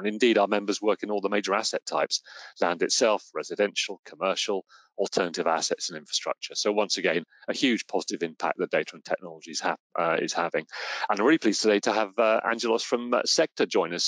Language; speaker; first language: English; native; English